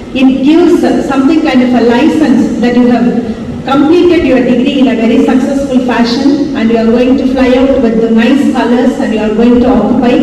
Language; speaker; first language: English; non-native, local second language; Tamil